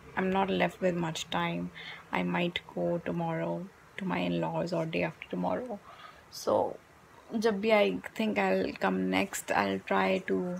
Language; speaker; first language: Hindi; native; Hindi